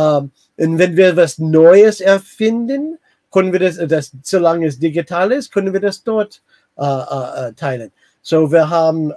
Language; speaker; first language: German; non-native, learner; English